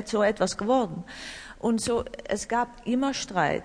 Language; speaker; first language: German; non-native, learner; Dutch